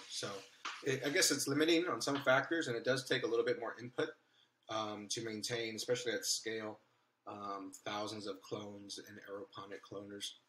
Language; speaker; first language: English; native; English